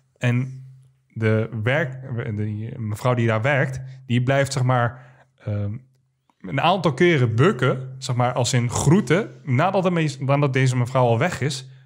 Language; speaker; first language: Dutch; early bilingual, other home language; Arabic